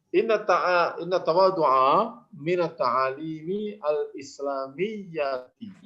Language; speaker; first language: Arabic; non-native, learner; Indonesian